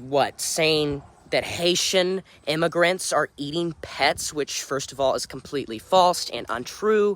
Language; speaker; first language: English; native; English